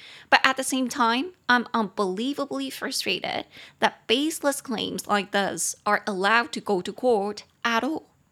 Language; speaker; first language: English; non-native, fluent; Chinese